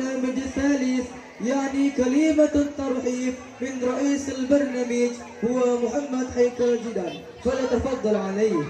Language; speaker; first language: Arabic; non-native, learner; Indonesian